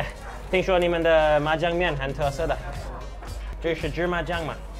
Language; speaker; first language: Chinese; non-native, learner; English